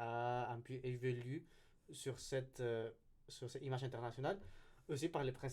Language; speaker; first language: French; non-native, learner; Spanish